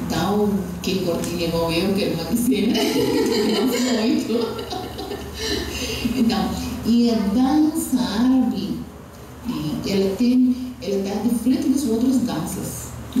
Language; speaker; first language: Portuguese; non-native, learner; Arabic